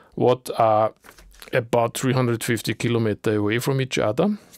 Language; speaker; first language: English; non-native, learner; German